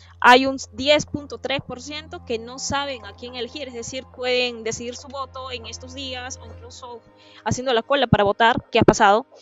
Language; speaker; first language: Spanish; native; Spanish